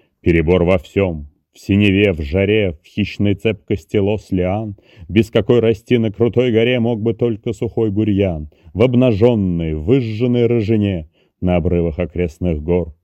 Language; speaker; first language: Russian; native; Russian